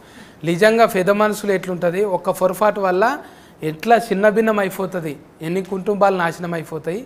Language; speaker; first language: Telugu; native; Telugu